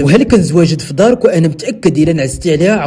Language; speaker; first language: Arabic; native; Arabic